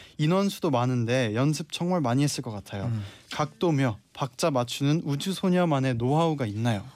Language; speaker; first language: Korean; native; Korean